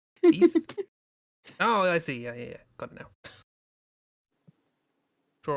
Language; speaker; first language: English; native; English